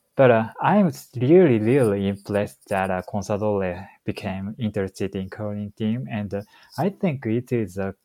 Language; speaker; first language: English; non-native, fluent; Japanese